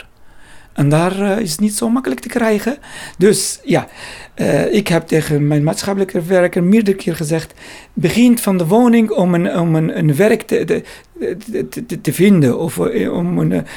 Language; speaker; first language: Dutch; non-native, learner; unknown